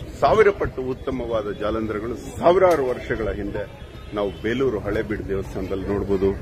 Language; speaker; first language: Kannada; native; Kannada